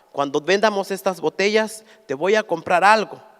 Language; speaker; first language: Spanish; early bilingual, heritage; Spanish